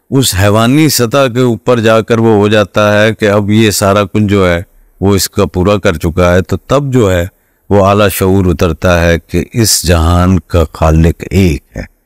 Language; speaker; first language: Urdu; non-native, local second language; Punjabi